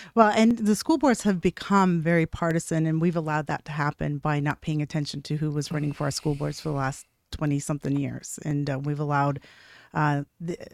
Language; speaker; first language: English; early bilingual, other home language; Norwegian